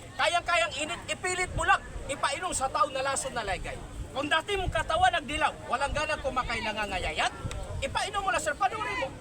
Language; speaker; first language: Filipino; non-native, local second language; Cebuano